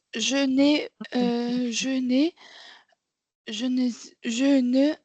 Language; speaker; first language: French; non-native, learner; Arabic